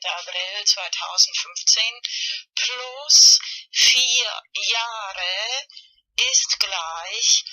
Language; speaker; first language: German; non-native, learner; Spanish